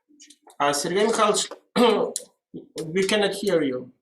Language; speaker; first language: English; non-native, fluent; Russian